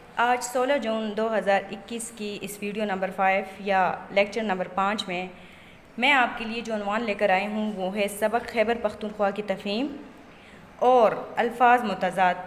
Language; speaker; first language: Urdu; native; Urdu